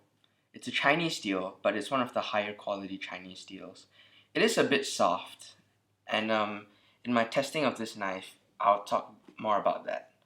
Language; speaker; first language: English; native; English